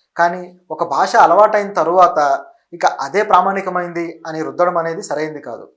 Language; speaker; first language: Telugu; native; Telugu